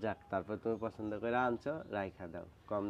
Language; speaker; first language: Bangla; native; Bangla